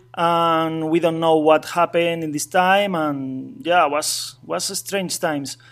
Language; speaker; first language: English; non-native, learner; Spanish